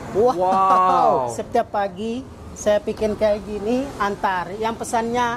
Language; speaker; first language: Malay; native; Malay